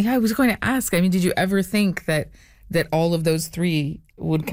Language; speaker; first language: English; native; English